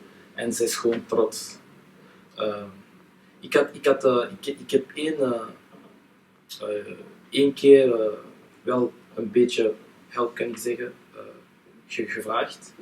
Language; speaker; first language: Dutch; non-native, local second language; French